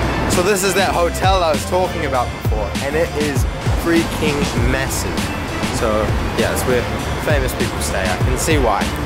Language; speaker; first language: English; native; English